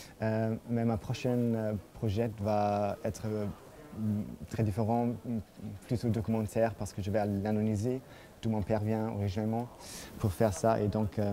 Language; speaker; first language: French; non-native, fluent; German